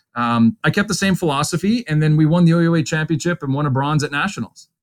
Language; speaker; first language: English; native; English